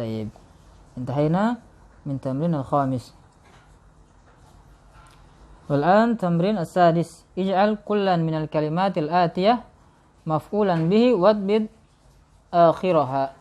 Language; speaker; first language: Arabic; non-native, fluent; Indonesian